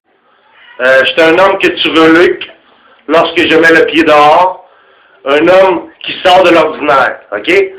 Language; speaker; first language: French; native; French